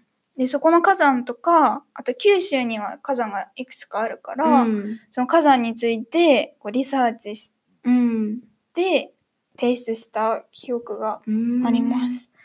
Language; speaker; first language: Japanese; native; Japanese